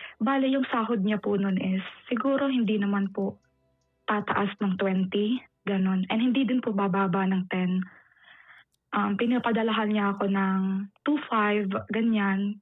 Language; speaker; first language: Filipino; native; Filipino